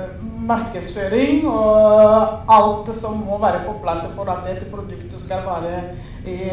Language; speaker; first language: Norwegian; non-native, fluent; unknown